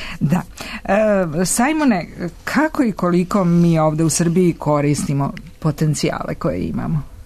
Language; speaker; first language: Serbian; native; Serbian